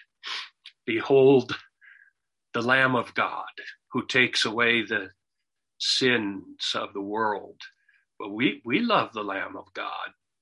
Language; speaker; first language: English; native; English